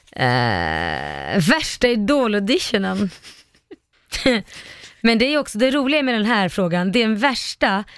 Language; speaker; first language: Swedish; early bilingual, other home language; Arabic